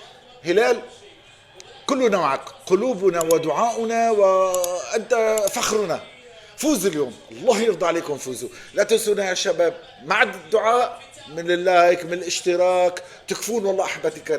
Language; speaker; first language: Arabic; native; Arabic